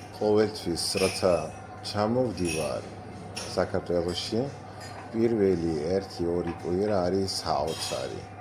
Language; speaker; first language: Georgian; non-native, learner; German